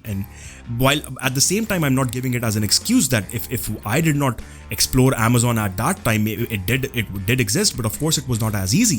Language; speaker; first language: English; non-native, local second language; Urdu